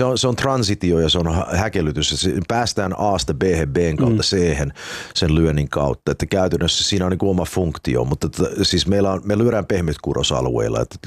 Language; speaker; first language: Finnish; early bilingual, heritage; Finnish